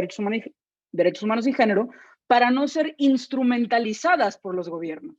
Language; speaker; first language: Spanish; native; Spanish